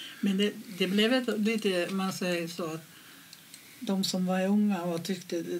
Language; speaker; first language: Swedish; non-native, fluent; Finnish